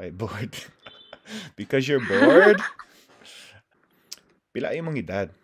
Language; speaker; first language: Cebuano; non-native, learner; English